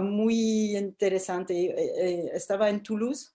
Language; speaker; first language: Spanish; non-native, fluent; French